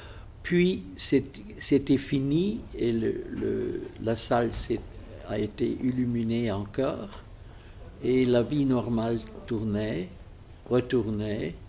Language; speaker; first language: French; non-native, fluent; German